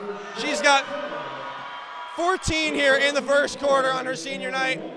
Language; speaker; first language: English; native; English